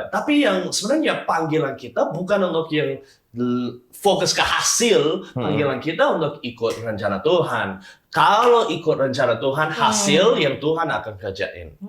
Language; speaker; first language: Indonesian; non-native, fluent; English